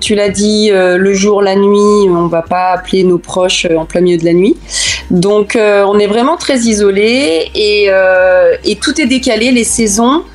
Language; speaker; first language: French; native; French